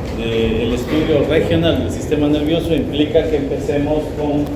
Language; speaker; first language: Spanish; native; Spanish